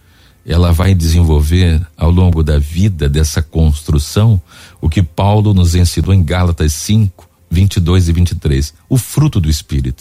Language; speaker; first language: Portuguese; native; Portuguese